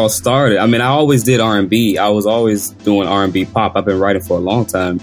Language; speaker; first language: English; native; English